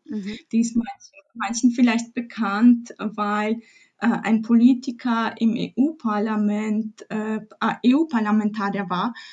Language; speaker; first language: German; early bilingual, other home language; Polish